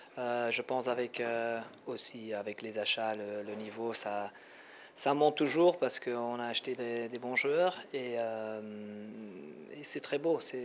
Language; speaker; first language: French; non-native, fluent; Dutch